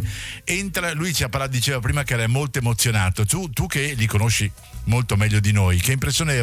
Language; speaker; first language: Italian; native; Italian